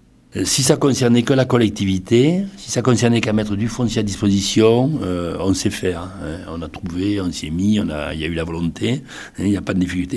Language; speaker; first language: French; native; French